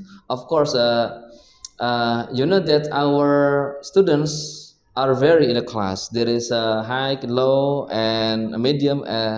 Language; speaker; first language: English; non-native, learner; Indonesian